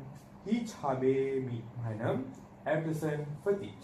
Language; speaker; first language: German; non-native, learner; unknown